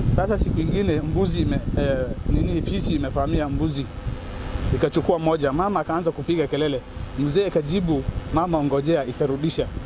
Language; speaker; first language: Swahili; non-native, local second language; Somali